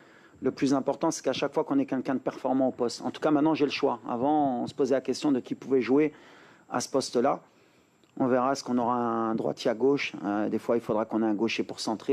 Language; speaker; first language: French; native; French